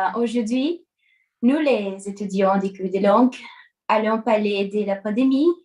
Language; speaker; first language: French; non-native, learner; Portuguese